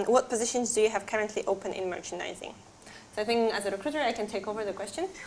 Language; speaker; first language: English; non-native, fluent; Polish